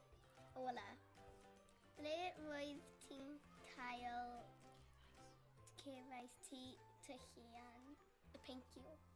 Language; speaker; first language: Welsh; non-native, local second language; English